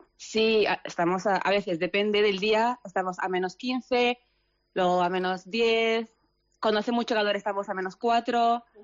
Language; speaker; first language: Spanish; early bilingual, other home language; Arabic